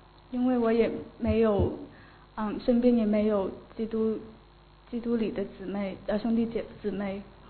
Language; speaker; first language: Chinese; native; Chinese